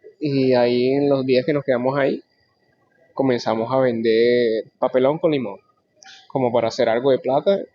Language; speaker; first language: Spanish; native; Spanish